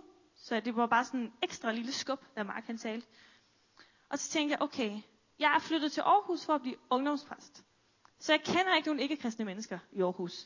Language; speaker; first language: Danish; native; Danish